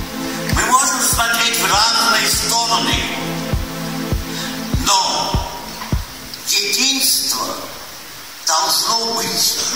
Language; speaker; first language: Russian; early bilingual, heritage; Russian